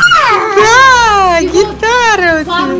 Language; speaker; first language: Russian; native; Russian